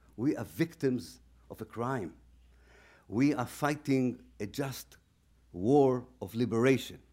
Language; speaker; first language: English; non-native, fluent; Hebrew